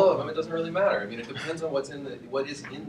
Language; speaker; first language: English; native; English